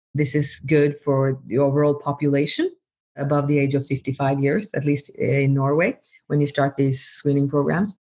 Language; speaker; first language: English; non-native, fluent; Norwegian